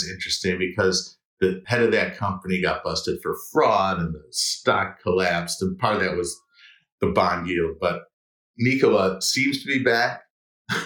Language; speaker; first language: English; native; English